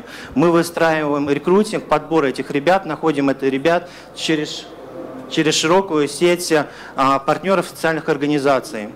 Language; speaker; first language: Russian; native; Russian